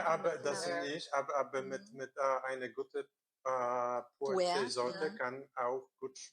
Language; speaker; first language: German; non-native, learner; Korean